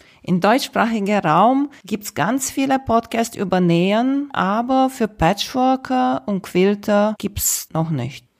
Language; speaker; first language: German; non-native, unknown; Romanian